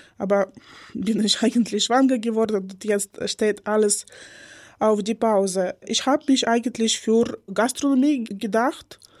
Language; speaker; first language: German; non-native, learner; Ukrainian